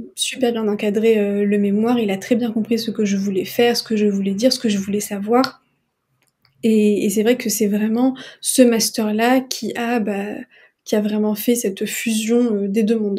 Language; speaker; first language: French; non-native, local second language; Arabic